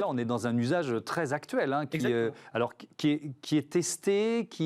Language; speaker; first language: French; native; French